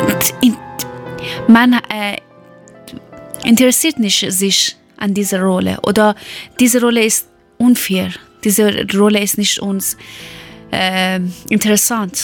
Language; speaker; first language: German; non-native, learner; Persian